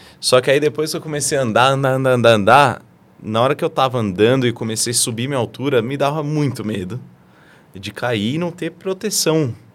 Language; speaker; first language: Portuguese; native; Portuguese